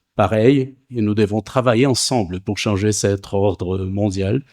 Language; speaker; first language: French; non-native, fluent; Portuguese